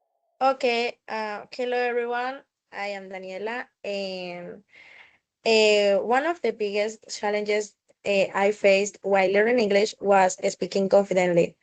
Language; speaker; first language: English; non-native, fluent; Spanish